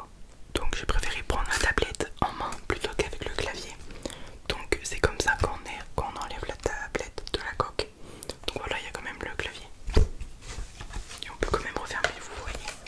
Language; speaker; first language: French; native; French